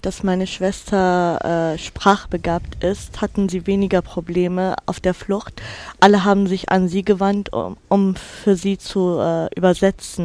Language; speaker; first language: German; non-native, fluent; Arabic